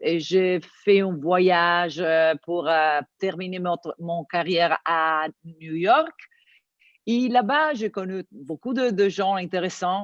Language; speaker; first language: French; non-native, learner; Italian